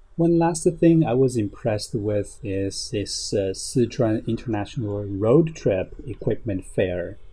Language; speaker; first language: English; non-native, fluent; Chinese